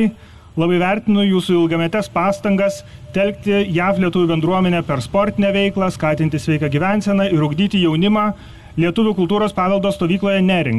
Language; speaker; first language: Lithuanian; native; Lithuanian